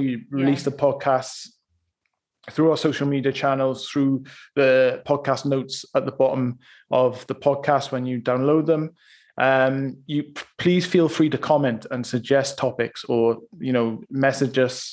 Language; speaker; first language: English; native; English